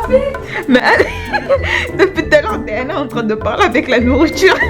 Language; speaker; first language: French; native; French